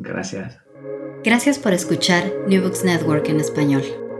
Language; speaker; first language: Spanish; non-native, fluent; English